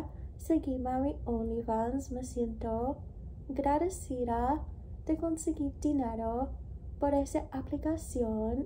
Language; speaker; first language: Spanish; non-native, learner; English